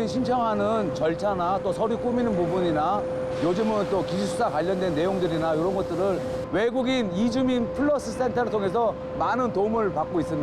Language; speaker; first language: Korean; native; Korean